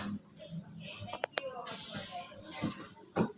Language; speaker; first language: English; non-native, learner; Indonesian